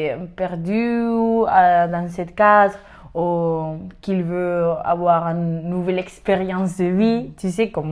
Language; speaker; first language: French; non-native, learner; Spanish